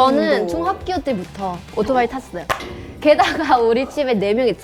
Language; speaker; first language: Korean; non-native, fluent; Vietnamese